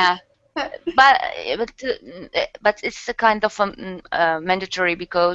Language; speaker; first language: English; non-native, learner; Turkish